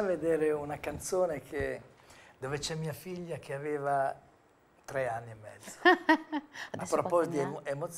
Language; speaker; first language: Italian; native; Italian